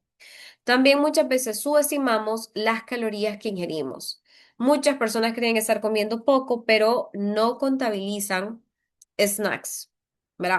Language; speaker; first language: Spanish; native; Spanish